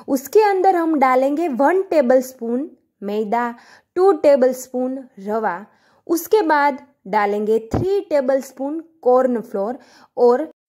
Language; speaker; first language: Hindi; non-native, local second language; Gujarati